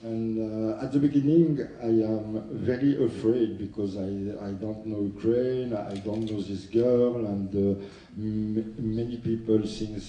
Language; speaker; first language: English; non-native, learner; French